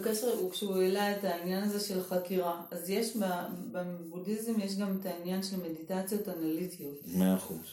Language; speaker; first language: Hebrew; native; Hebrew